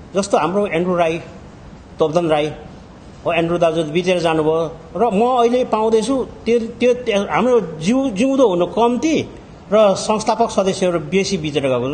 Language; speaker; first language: Nepali; native; Nepali